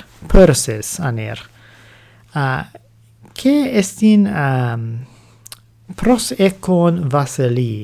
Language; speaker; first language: Greek; non-native, fluent; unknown